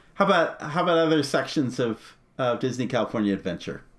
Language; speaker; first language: English; native; English